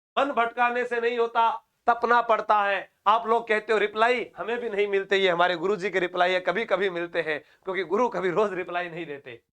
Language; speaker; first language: Hindi; native; Hindi